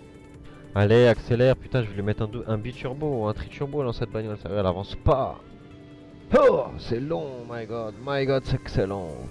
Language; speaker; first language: French; native; French